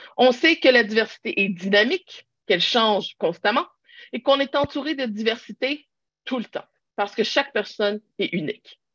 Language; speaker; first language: French; native; French